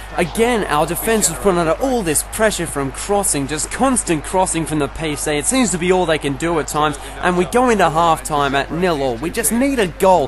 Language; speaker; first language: English; native; English